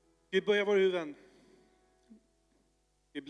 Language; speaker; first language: Swedish; early bilingual, other home language; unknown